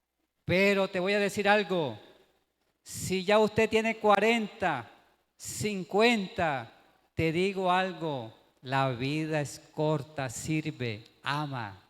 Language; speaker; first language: Spanish; native; Spanish